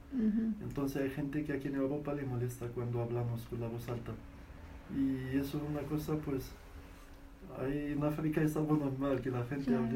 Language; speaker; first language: Spanish; non-native, fluent; Arabic